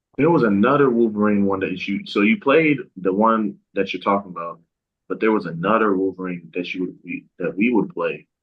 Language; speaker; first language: English; native; English